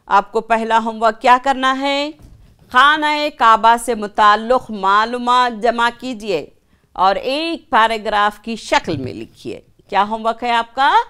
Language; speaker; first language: Urdu; native; Urdu